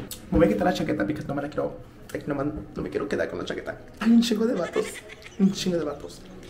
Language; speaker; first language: Spanish; early bilingual, heritage; Spanish